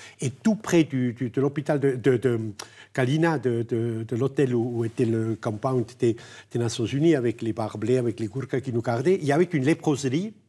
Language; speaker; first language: French; non-native, local second language; German